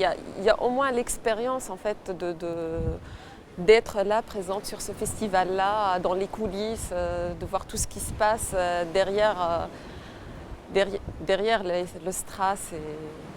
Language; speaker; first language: French; non-native, local second language; Arabic